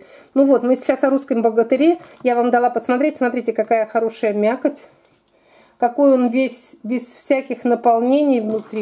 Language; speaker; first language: Russian; native; Russian